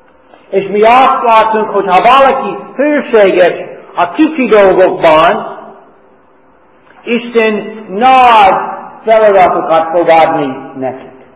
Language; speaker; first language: Hungarian; non-native, learner; English